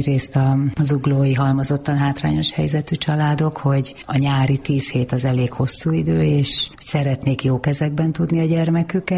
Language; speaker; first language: Hungarian; native; Hungarian